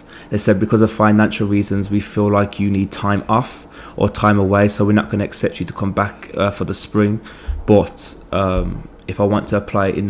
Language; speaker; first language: English; native; English